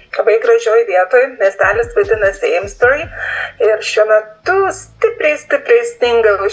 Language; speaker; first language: Lithuanian; native; Lithuanian